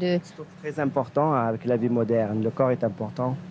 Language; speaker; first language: French; non-native, local second language; Arabic